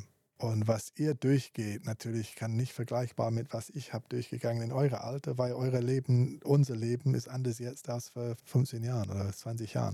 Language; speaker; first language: German; non-native, fluent; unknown